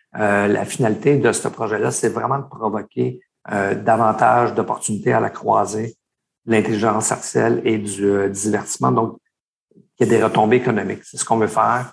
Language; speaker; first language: French; native; French